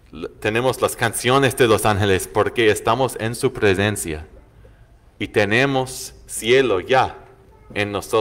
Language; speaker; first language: Spanish; non-native, fluent; English